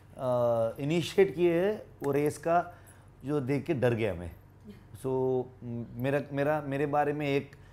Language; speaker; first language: Hindi; non-native, local second language; Kannada